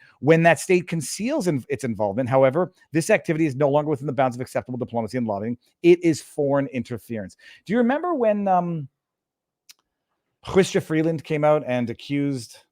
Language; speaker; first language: English; native; English